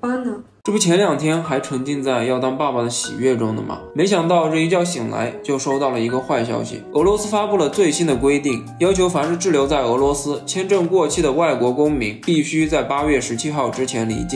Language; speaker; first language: Chinese; native; Chinese